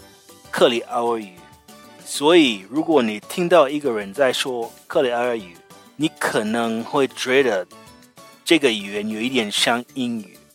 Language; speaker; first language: Chinese; non-native, fluent; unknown